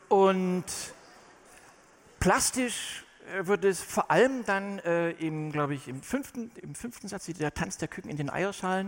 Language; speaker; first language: German; native; German